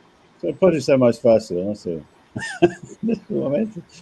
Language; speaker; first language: Portuguese; non-native, fluent; English